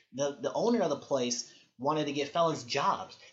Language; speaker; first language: English; native; English